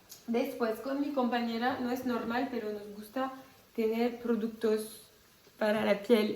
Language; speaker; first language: Spanish; non-native, fluent; French